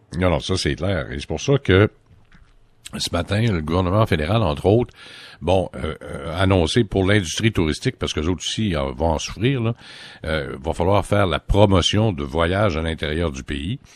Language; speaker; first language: French; native; French